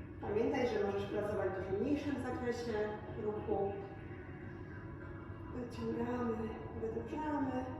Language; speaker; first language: Polish; native; Polish